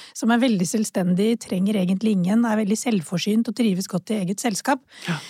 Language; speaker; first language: Norwegian; early bilingual, other home language; Urdu